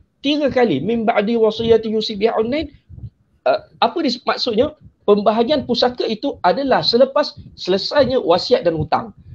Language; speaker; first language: Malay; native; Malay